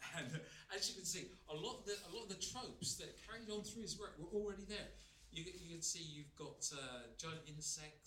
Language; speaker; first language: English; native; English